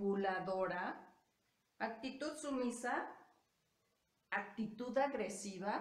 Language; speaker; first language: Spanish; native; Spanish